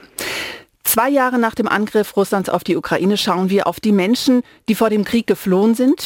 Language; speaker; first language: German; native; German